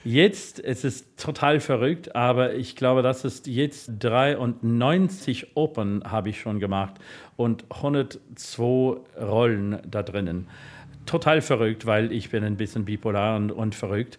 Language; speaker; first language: German; non-native, fluent; English